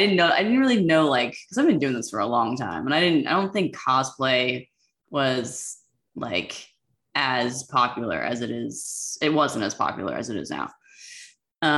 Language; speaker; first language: English; native; English